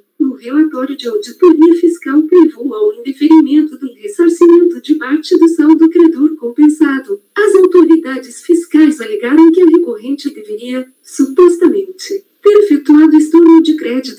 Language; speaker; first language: Portuguese; native; Portuguese